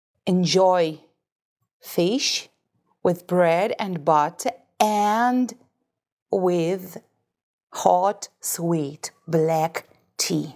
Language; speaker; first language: English; non-native, fluent; Russian